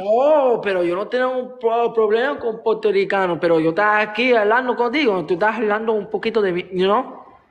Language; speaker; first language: Spanish; early bilingual, heritage; Spanish